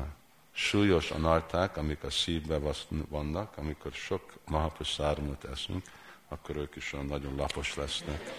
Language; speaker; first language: Hungarian; early bilingual, heritage; Hungarian